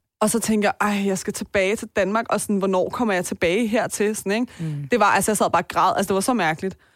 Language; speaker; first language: Danish; native; Danish